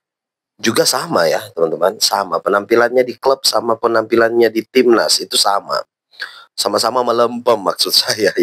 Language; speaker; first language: Indonesian; native; Indonesian